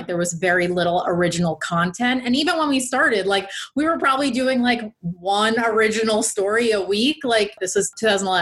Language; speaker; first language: English; native; English